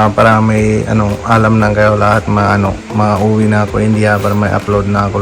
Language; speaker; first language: Filipino; non-native, learner; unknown